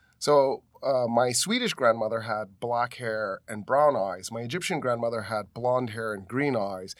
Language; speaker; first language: English; early bilingual, other home language; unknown